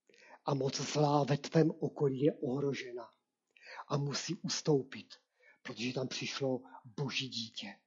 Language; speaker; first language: Czech; non-native, local second language; Polish